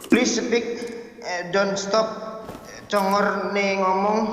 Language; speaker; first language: English; non-native, learner; Indonesian